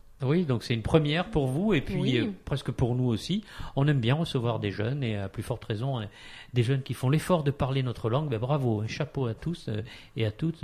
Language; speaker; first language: French; native; French